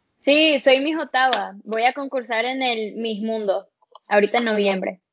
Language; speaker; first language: Spanish; early bilingual, heritage; Spanish